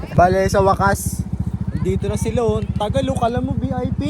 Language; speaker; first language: Filipino; native; Filipino